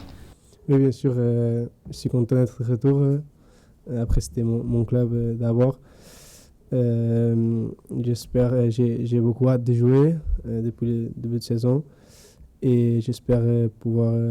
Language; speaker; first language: French; non-native, fluent; Spanish